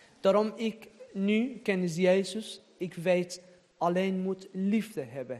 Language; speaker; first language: Dutch; non-native, learner; Persian